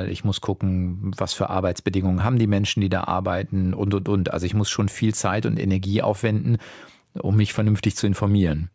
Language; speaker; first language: German; native; German